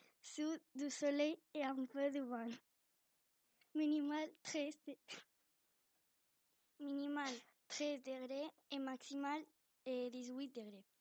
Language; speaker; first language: French; non-native, learner; Spanish